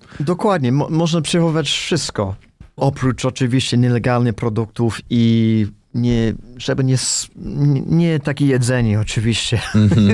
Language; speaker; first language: Polish; non-native, fluent; English